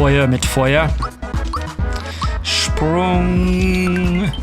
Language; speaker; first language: German; non-native, learner; English